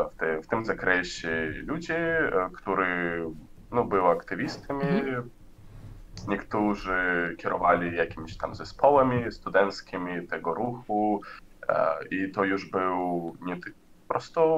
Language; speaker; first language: Polish; non-native, learner; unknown